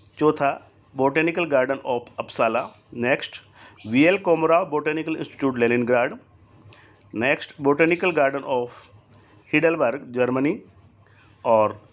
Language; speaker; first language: Hindi; native; Hindi